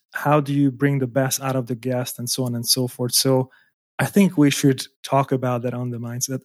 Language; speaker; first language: English; non-native, fluent; Hungarian